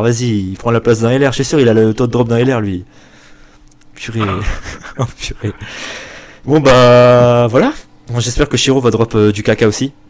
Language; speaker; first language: French; native; French